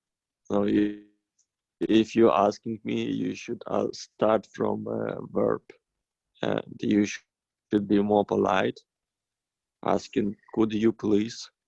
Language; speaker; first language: English; non-native, fluent; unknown